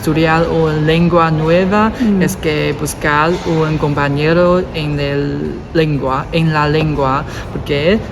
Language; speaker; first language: Spanish; non-native, learner; Chinese